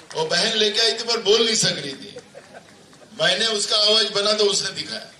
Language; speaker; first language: Hindi; non-native, local second language; Marathi